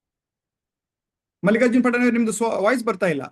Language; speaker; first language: Kannada; native; Kannada